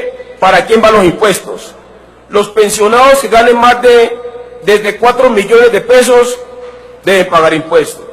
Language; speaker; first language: Spanish; native; Spanish